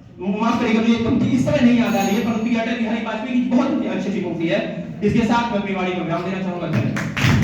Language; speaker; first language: Hindi; native; Hindi